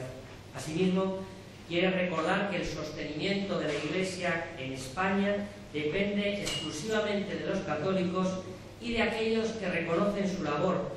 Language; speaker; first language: Spanish; native; Spanish